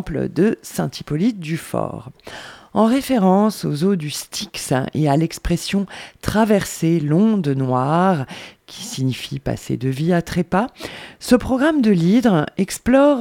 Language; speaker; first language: French; native; French